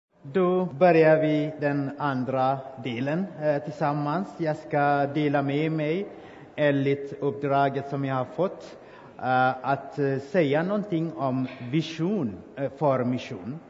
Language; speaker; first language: Swedish; non-native, fluent; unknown